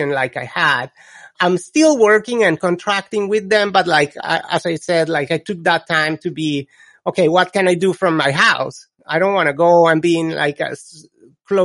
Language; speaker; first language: English; non-native, fluent; Spanish